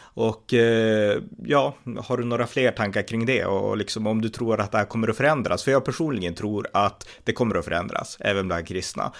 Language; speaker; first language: Swedish; native; Swedish